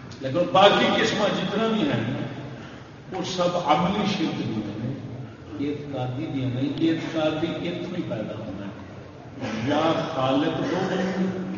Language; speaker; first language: Urdu; non-native, local second language; Punjabi